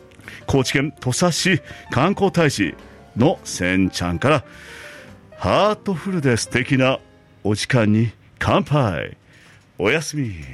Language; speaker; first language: Japanese; native; Japanese